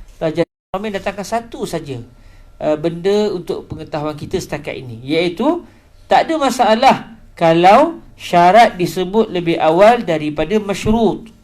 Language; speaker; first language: Malay; native; Malay